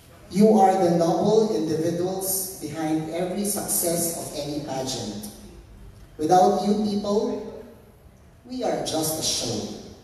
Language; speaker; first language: English; non-native, local second language; Filipino